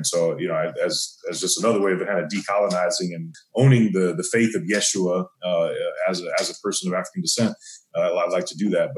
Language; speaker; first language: English; native; English